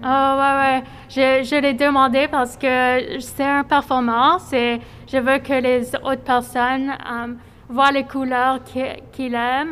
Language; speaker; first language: French; non-native, fluent; English